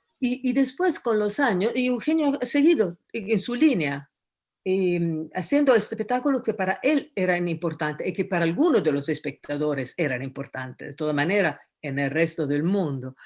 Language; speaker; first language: Spanish; non-native, fluent; Italian